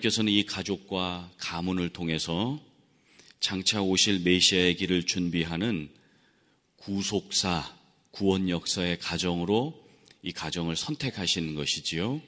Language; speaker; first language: Korean; native; Korean